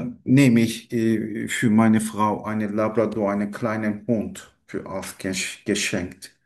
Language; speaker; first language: German; non-native, learner; Turkish